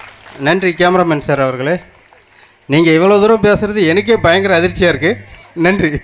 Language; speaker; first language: Tamil; native; Tamil